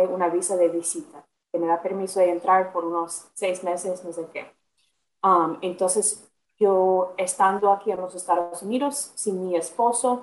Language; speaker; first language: Spanish; non-native, fluent; English